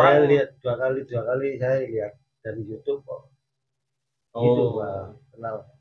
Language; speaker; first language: Indonesian; non-native, local second language; Javanese